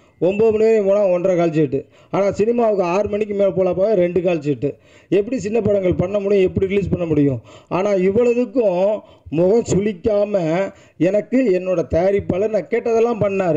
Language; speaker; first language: Tamil; native; Tamil